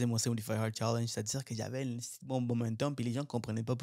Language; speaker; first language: French; native; French